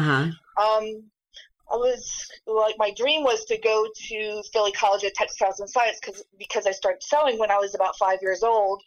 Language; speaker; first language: English; native; English